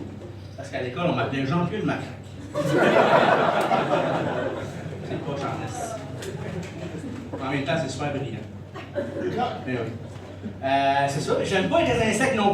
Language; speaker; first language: French; native; French